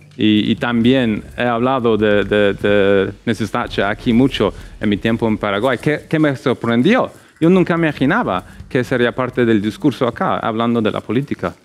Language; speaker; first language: Spanish; non-native, fluent; English